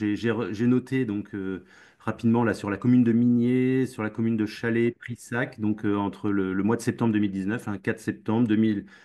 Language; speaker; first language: French; native; French